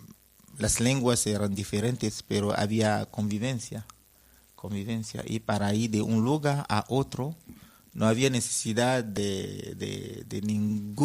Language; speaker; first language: Spanish; non-native, fluent; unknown